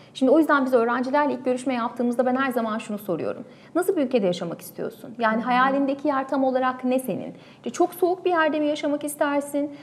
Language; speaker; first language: Turkish; native; Turkish